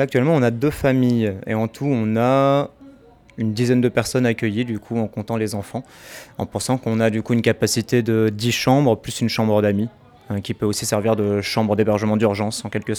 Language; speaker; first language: French; native; French